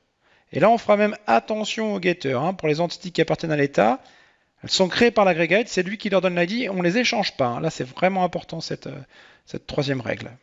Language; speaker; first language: French; native; French